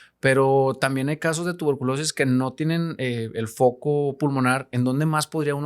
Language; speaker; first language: Spanish; native; Spanish